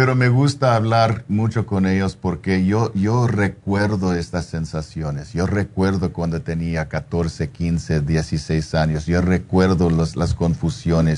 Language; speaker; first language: Spanish; non-native, fluent; English